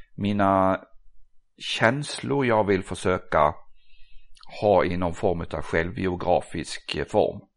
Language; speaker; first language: Swedish; non-native, fluent; Norwegian